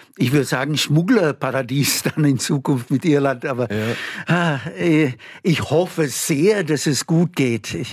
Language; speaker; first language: German; non-native, fluent; English